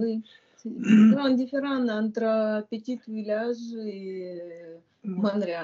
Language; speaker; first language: French; non-native, learner; Ukrainian